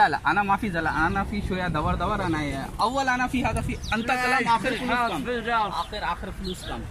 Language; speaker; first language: Arabic; non-native, learner; Urdu